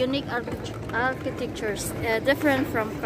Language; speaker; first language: English; non-native, learner; Filipino